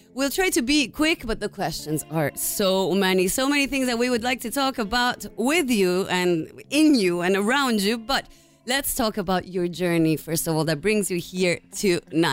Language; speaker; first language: English; non-native, fluent; Italian